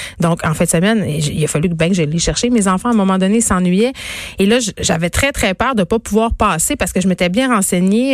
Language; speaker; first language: French; native; French